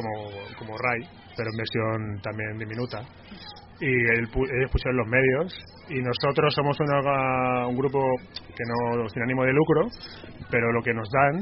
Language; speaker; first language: Spanish; native; Spanish